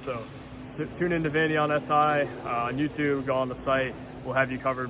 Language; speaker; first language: English; native; English